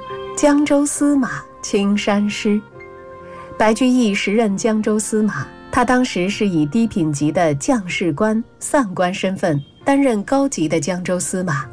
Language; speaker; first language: Chinese; native; Chinese